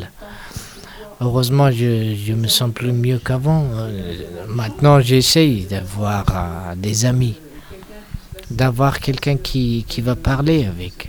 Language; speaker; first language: French; non-native, learner; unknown